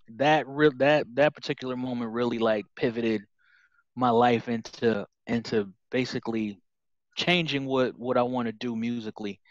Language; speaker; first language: English; native; English